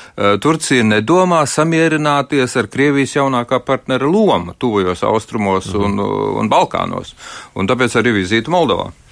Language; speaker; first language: Latvian; native; Latvian